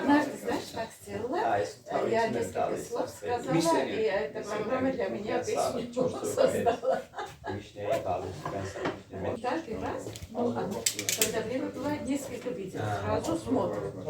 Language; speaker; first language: Russian; non-native, fluent; Armenian